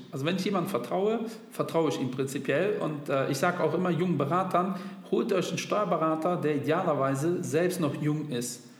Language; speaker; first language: German; native; German